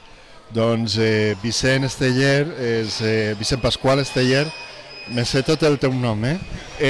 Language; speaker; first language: Catalan; native; Catalan